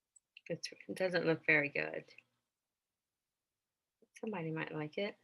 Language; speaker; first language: English; native; English